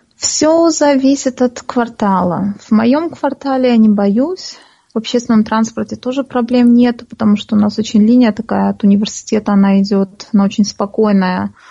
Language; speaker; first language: Russian; native; Russian